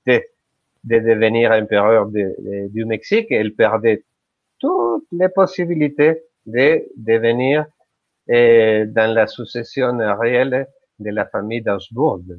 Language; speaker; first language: French; non-native, fluent; Spanish